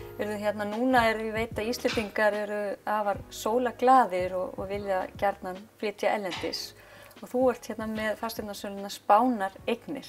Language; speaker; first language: Icelandic; native; Icelandic